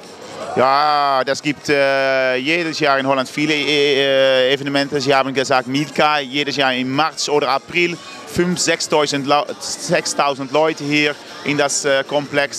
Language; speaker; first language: German; non-native, learner; Dutch